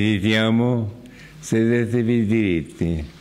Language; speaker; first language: Italian; non-native, fluent; English